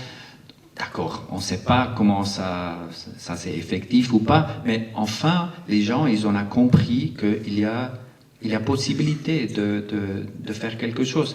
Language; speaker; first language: French; non-native, local second language; Arabic